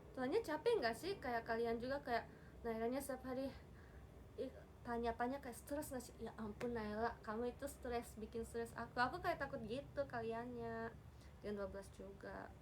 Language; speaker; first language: Indonesian; non-native, learner; Japanese